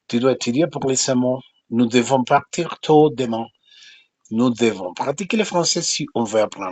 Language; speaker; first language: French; non-native, fluent; Spanish